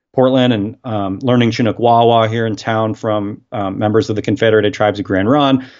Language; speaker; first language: English; native; English